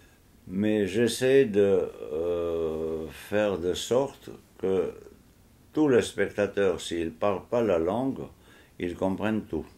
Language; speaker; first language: French; non-native, fluent; Georgian